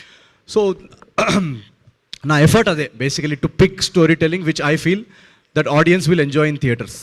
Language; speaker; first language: Telugu; native; Telugu